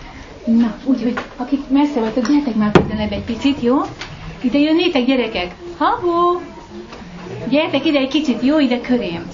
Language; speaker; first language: Hungarian; native; Hungarian